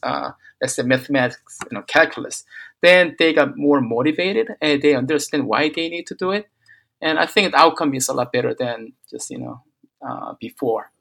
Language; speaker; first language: English; non-native, fluent; Korean